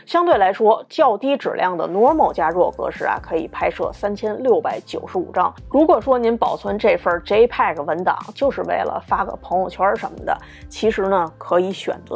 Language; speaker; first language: Chinese; native; Chinese